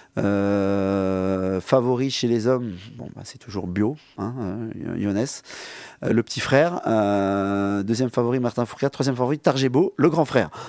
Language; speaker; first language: French; native; French